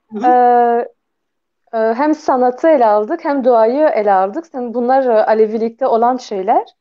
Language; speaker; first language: Turkish; early bilingual, heritage; Turkish